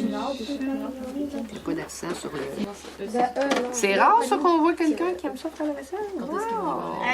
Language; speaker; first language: French; native; French